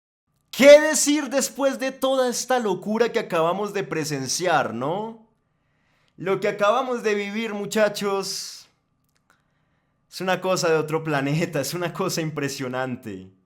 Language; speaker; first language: Spanish; native; Spanish